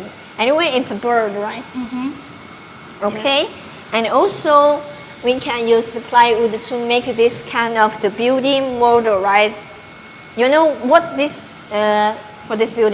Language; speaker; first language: English; non-native, learner; Chinese